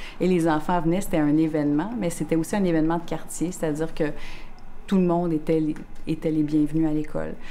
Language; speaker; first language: French; native; French